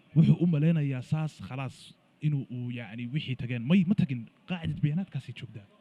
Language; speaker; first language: Somali; early bilingual, heritage; Somali